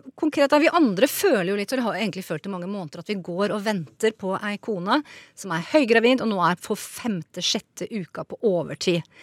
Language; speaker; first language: Norwegian; native; Norwegian